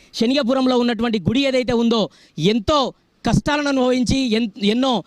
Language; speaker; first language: Telugu; non-native, local second language; Lambadi